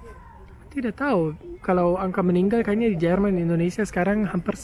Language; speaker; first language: Indonesian; non-native, fluent; German